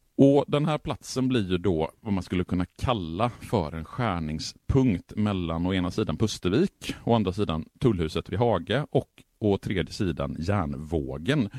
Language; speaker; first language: Swedish; native; Swedish